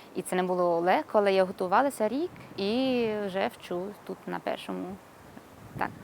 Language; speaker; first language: Ukrainian; non-native, learner; Italian